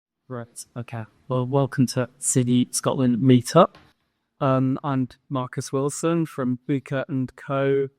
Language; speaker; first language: English; native; English